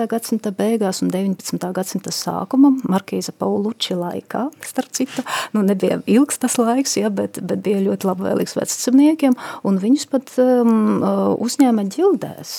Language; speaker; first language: Latvian; non-native, local second language; Russian